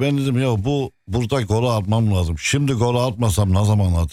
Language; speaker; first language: Turkish; early bilingual, heritage; Turkish